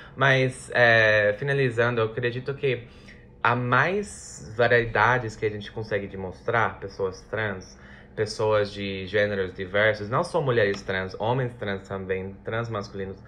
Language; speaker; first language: Portuguese; non-native, fluent; English